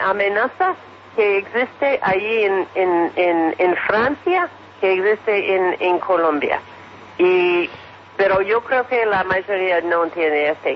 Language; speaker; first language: Spanish; non-native, fluent; English